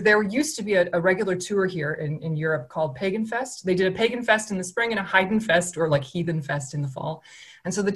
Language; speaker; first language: English; native; English